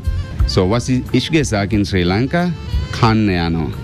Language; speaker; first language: German; non-native, learner; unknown